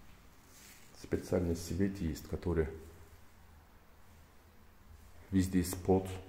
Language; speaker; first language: Russian; non-native, learner; Turkish